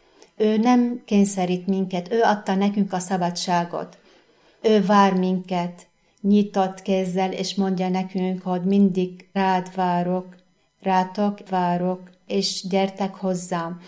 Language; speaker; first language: Hungarian; non-native, fluent; Arabic